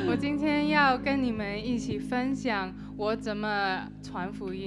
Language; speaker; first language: Chinese; non-native, learner; English